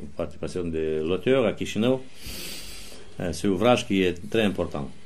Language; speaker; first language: French; non-native, fluent; Romanian